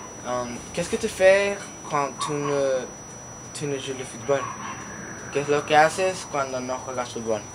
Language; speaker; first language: French; non-native, learner; Spanish